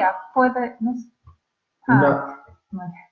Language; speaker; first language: Spanish; non-native, learner; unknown